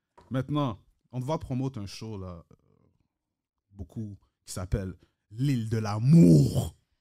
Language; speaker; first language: French; early bilingual, heritage; French